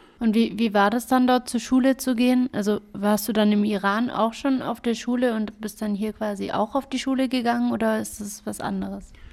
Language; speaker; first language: German; native; German